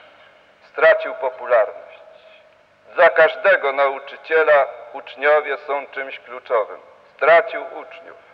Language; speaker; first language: Polish; native; Polish